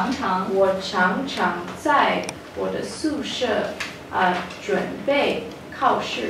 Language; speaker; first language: Chinese; non-native, learner; English